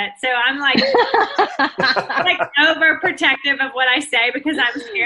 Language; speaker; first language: English; native; English